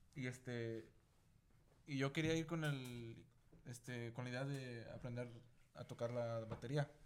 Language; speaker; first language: Spanish; early bilingual, heritage; Spanish